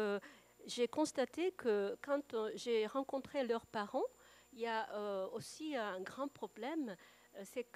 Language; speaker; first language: French; non-native, fluent; Japanese